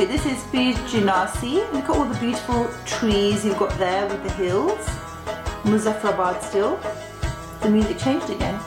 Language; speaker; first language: English; early bilingual, other home language; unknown